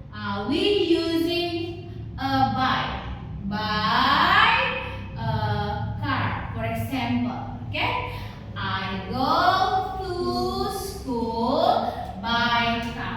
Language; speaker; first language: English; non-native, learner; Indonesian